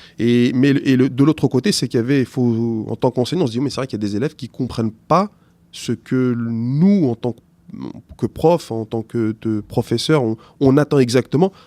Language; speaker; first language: French; early bilingual, other home language; Arabic